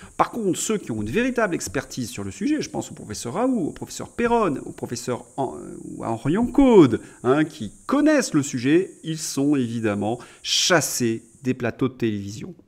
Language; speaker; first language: French; native; French